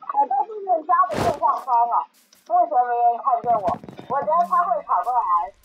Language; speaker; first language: Chinese; native; Chinese